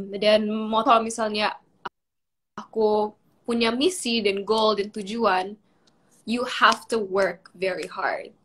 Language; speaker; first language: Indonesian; early bilingual, heritage; Indonesian